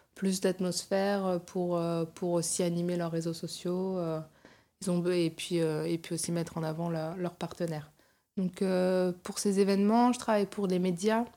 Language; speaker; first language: French; native; French